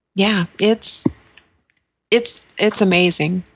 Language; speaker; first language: English; native; English